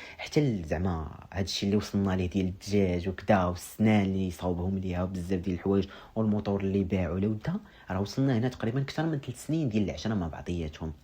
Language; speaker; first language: Arabic; native; Arabic